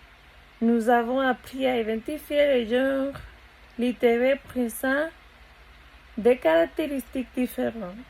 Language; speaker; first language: French; non-native, learner; Spanish